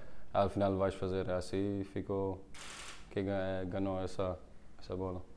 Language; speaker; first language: Portuguese; non-native, learner; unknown